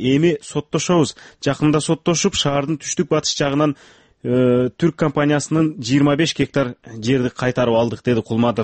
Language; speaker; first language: Kyrgyz; native; Kyrgyz